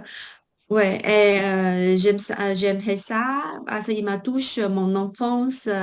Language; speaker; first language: French; non-native, learner; Chinese